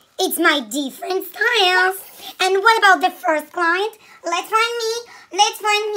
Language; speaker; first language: English; non-native, learner; Russian